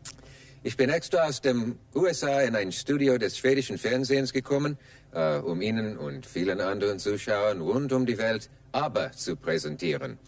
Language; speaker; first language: German; non-native, learner; English